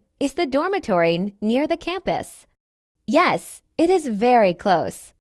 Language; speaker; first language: English; non-native, fluent; Burmese